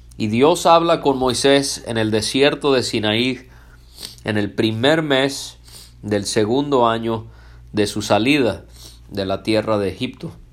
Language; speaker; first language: Spanish; early bilingual, other home language; English